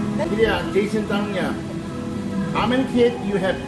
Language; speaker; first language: English; non-native, learner; Korean